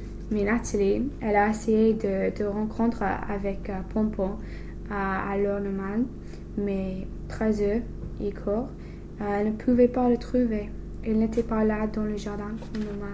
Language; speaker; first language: French; non-native, learner; English